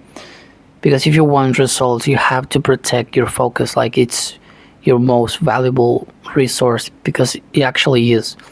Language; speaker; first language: English; non-native, fluent; Spanish